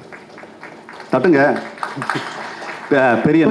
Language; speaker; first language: Tamil; native; Tamil